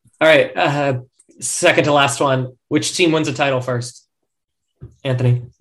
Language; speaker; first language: English; native; English